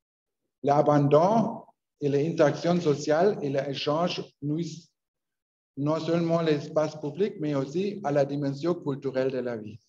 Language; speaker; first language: French; non-native, learner; Spanish